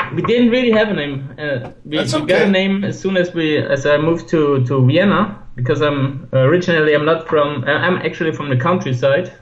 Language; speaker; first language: English; non-native, fluent; German